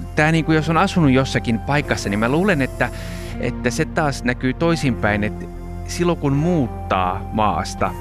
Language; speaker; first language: Finnish; early bilingual, other home language; Japanese